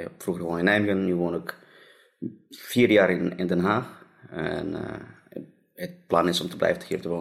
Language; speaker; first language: Dutch; non-native, fluent; Russian